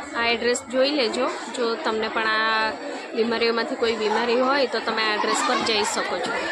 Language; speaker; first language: Gujarati; non-native, local second language; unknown